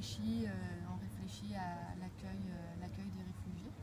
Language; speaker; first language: French; native; French